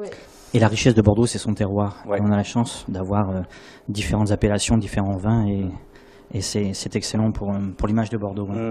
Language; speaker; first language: French; native; French